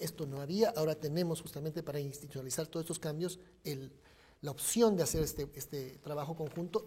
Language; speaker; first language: Spanish; native; Spanish